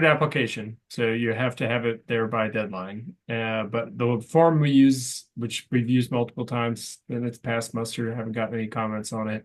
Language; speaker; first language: English; native; English